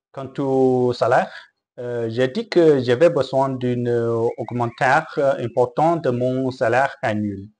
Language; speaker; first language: French; non-native, learner; Chinese